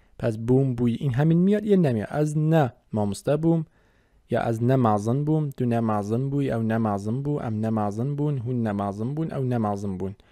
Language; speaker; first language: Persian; non-native, local second language; Kurdish